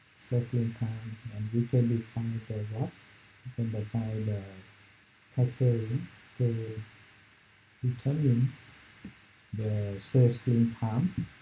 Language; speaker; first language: English; non-native, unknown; Vietnamese